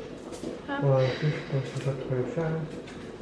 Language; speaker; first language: French; native; French